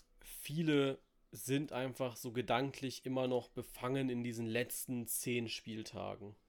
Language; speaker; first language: German; native; German